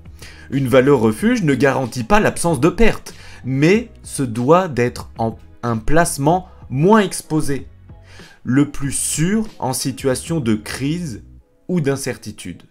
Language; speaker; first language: French; native; French